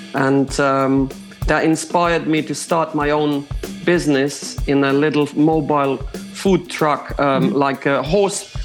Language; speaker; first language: English; non-native, fluent; Croatian